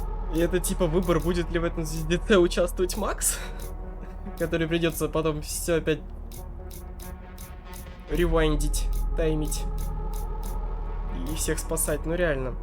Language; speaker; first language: Russian; native; Russian